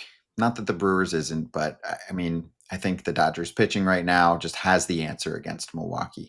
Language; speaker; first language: English; native; English